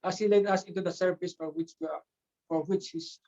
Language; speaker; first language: English; non-native, local second language; Filipino